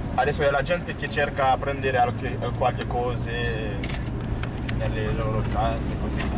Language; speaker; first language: Italian; non-native, fluent; Haitian Creole